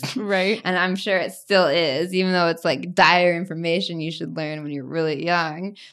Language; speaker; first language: English; native; English